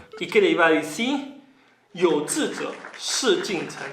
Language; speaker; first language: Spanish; non-native, learner; Chinese